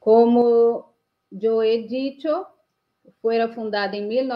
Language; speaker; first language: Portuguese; non-native, learner; Spanish